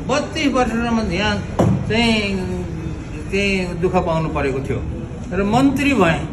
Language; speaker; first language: Nepali; native; Nepali